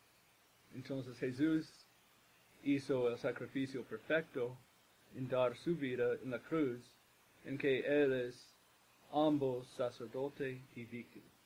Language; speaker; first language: Spanish; non-native, fluent; English